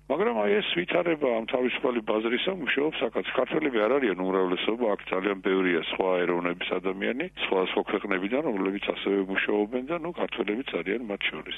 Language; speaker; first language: Georgian; native; Georgian